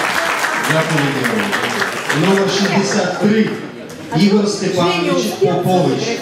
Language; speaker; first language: Ukrainian; native; Ukrainian